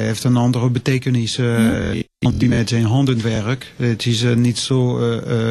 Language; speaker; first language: Dutch; non-native, fluent; French